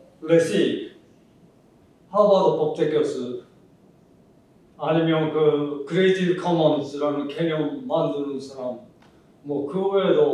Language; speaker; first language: Korean; early bilingual, heritage; Japanese